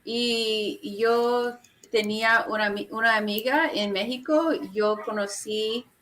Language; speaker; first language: Spanish; non-native, learner; English